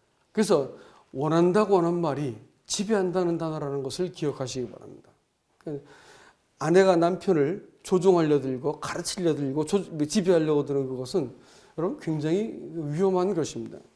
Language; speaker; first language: Korean; native; Korean